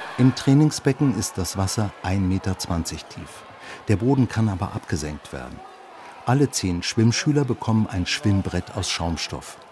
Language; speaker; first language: German; native; German